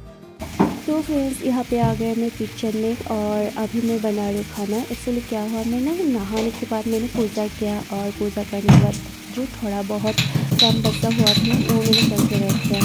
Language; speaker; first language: Hindi; non-native, local second language; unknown